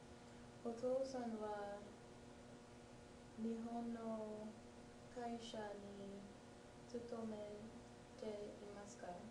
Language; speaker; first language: Japanese; non-native, learner; English